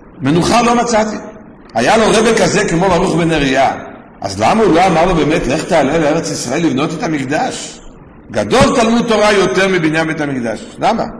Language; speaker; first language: Hebrew; native; Hebrew